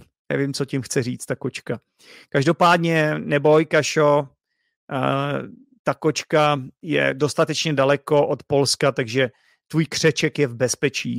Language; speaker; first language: Czech; native; Czech